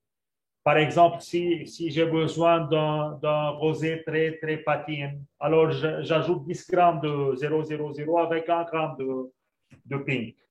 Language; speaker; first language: French; non-native, local second language; Arabic